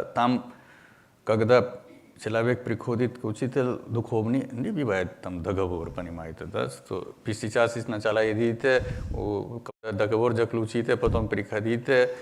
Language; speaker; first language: Russian; non-native, learner; Hindi